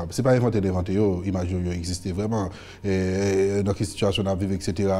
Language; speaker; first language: French; non-native, local second language; Haitian Creole